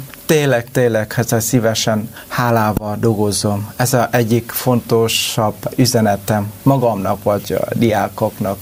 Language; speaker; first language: Hungarian; non-native, learner; Vietnamese